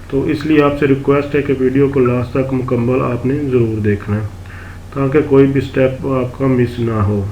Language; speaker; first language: Urdu; non-native, local second language; Punjabi